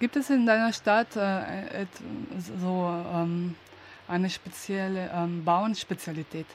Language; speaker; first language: German; non-native, learner; Slovenian